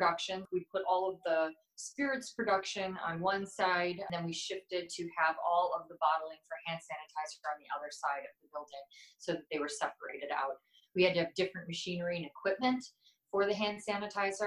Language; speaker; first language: English; native; English